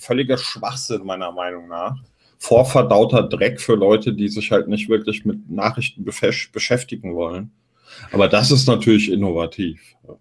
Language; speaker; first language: German; native; German